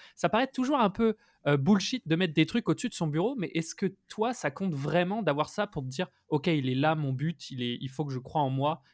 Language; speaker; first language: French; native; French